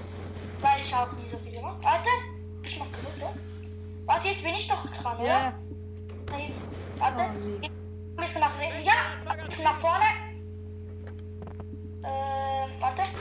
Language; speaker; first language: German; non-native, fluent; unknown